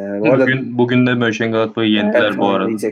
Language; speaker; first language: Turkish; native; Turkish